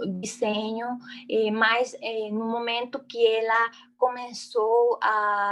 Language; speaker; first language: Portuguese; non-native, fluent; Spanish